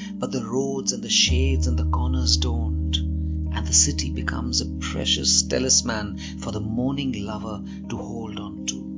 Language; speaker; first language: English; non-native, local second language; Hindi